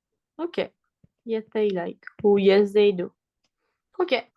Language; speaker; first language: English; non-native, fluent; French